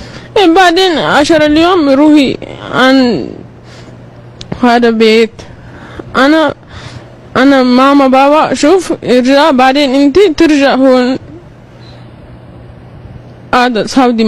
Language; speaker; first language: Arabic; non-native, learner; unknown